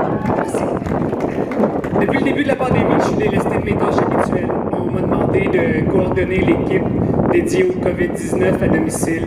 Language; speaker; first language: French; native; French